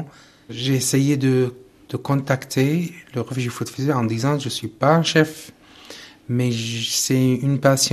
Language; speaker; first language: French; non-native, learner; Arabic